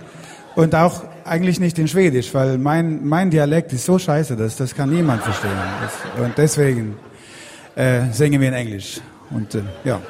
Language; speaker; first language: German; non-native, fluent; Swedish